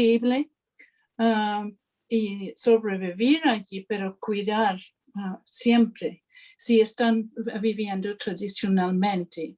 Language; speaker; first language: Spanish; non-native, fluent; English